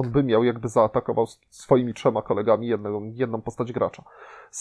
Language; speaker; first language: Polish; native; Polish